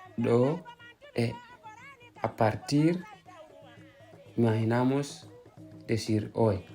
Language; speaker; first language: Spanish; non-native, fluent; Fula